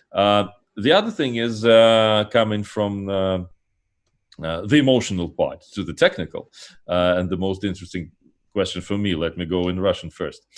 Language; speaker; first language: English; non-native, fluent; Russian